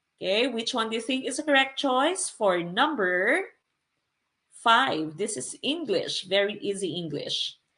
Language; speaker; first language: English; non-native, local second language; Filipino